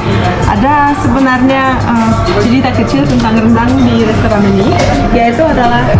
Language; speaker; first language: Indonesian; non-native, fluent; Russian